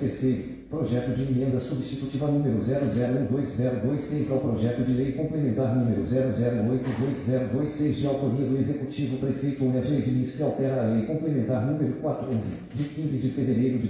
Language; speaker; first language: Portuguese; native; Portuguese